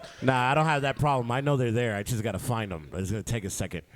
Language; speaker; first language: English; native; English